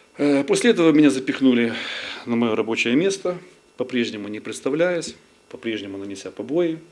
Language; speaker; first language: Russian; non-native, local second language; Ukrainian